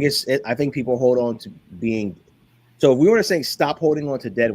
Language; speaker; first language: English; native; English